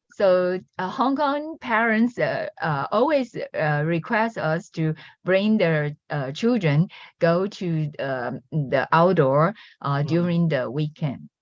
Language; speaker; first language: English; non-native, learner; Chinese